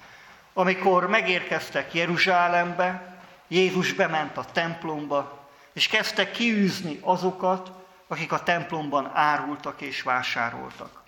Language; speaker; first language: Hungarian; native; Hungarian